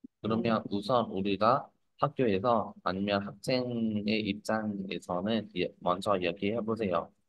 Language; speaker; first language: Korean; non-native, fluent; Vietnamese